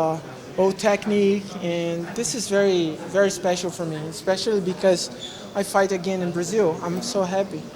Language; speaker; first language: English; non-native, learner; Portuguese